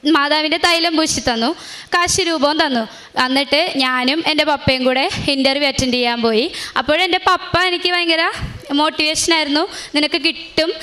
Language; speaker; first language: Malayalam; native; Malayalam